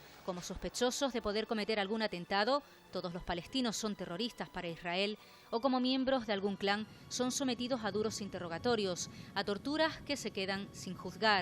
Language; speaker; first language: Spanish; native; Spanish